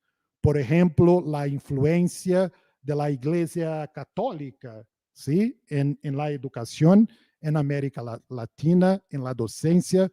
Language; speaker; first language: Spanish; non-native, fluent; Portuguese